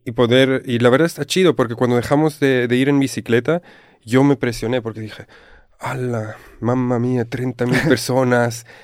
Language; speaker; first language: Spanish; non-native, fluent; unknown